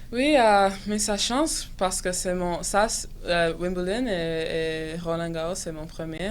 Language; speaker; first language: French; non-native, local second language; English